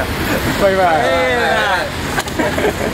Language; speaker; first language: Japanese; native; Japanese